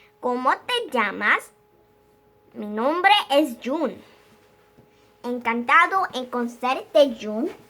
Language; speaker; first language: Spanish; non-native, learner; Korean